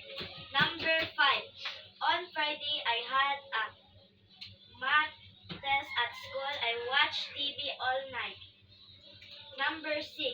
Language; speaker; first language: English; non-native, local second language; Cebuano